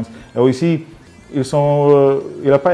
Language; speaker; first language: French; non-native, learner; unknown